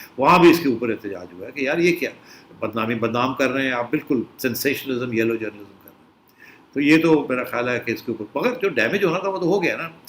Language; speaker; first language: Urdu; non-native, local second language; Punjabi